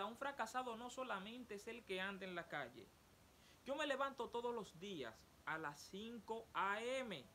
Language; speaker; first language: Spanish; native; Spanish